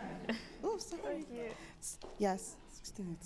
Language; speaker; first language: English; native; English